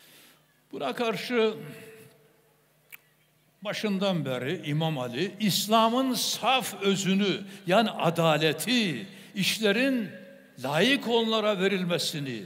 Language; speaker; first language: Turkish; native; Turkish